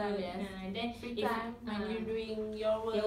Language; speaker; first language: English; non-native, local second language; Malay